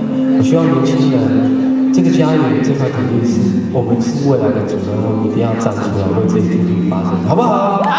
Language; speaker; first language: Chinese; non-native, local second language; Amis